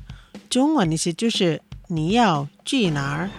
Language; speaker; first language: Chinese; non-native, fluent; Indonesian